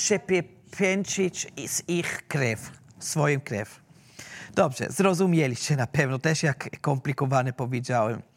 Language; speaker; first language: Polish; non-native, learner; German